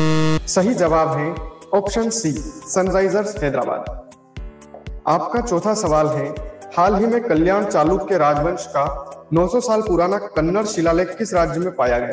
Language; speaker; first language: Hindi; native; Hindi